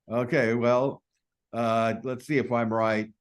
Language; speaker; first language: English; native; English